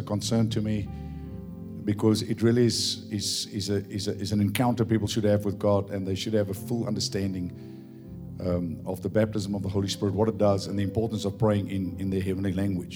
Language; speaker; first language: English; non-native, local second language; Afrikaans